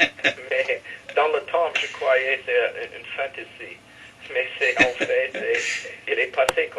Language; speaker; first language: French; non-native, fluent; English